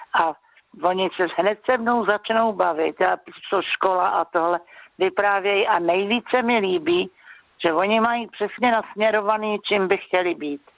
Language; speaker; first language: Czech; native; Czech